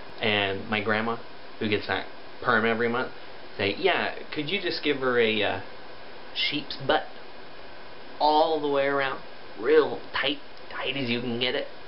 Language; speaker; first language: English; native; English